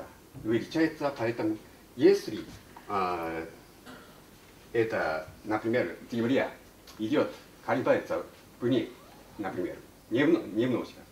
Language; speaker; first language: Russian; non-native, learner; Japanese